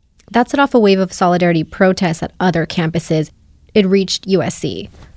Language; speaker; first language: English; early bilingual, other home language; Spanish